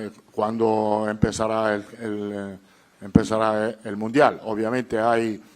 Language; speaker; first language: Spanish; non-native, fluent; Italian